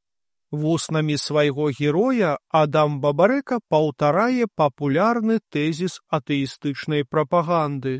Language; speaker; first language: Belarusian; native; Belarusian